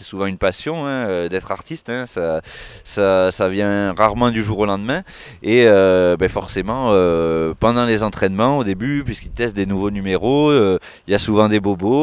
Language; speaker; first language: French; native; French